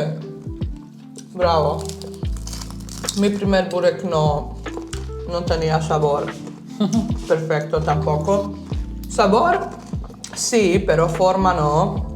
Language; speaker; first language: Spanish; early bilingual, heritage; Bosnian